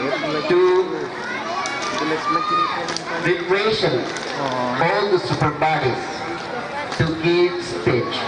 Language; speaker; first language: English; non-native, learner; Indonesian